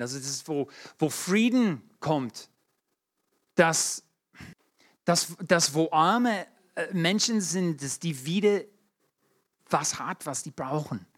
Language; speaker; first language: German; non-native, fluent; English